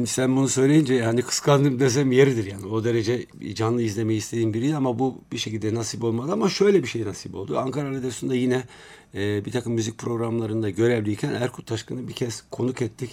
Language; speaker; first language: Turkish; native; Turkish